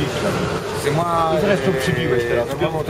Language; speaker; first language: French; non-native, learner; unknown